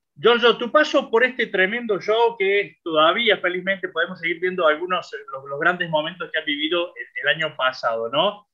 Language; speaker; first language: Spanish; native; Spanish